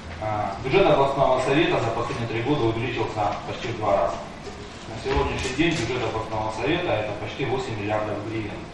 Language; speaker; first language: Russian; native; Russian